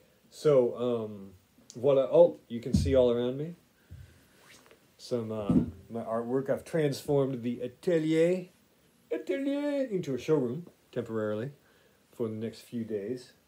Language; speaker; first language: English; native; English